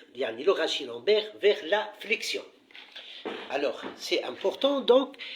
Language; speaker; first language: French; non-native, local second language; Arabic